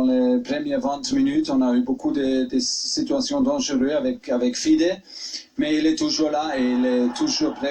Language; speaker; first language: French; non-native, fluent; German